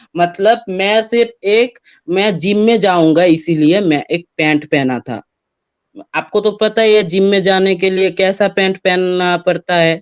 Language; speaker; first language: Hindi; non-native, fluent; Bangla